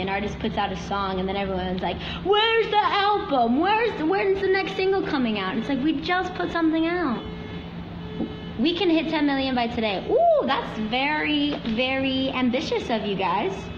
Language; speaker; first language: English; early bilingual, other home language; Spanish